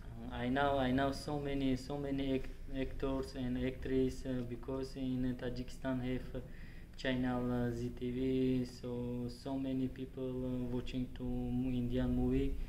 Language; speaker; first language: English; non-native, learner; Tajik